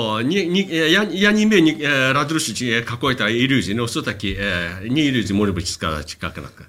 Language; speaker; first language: Russian; non-native, fluent; Japanese